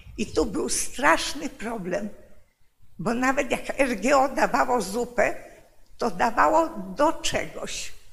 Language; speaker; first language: Polish; native; Polish